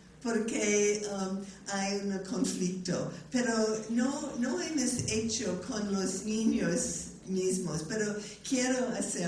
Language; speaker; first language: Spanish; non-native, learner; English